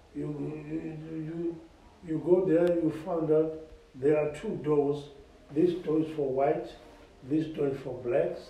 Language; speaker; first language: English; non-native, local second language; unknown